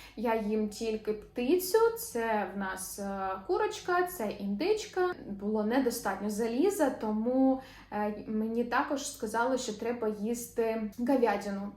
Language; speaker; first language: Ukrainian; non-native, local second language; Russian